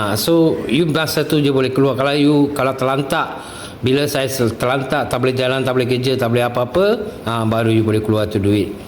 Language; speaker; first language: Malay; non-native, local second language; Tamil